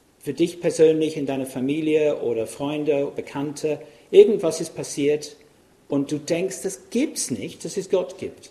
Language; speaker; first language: German; non-native, fluent; English